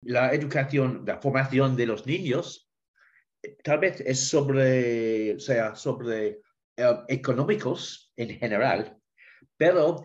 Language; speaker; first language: Spanish; non-native, learner; English